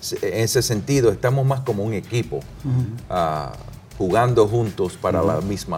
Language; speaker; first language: Spanish; non-native, fluent; English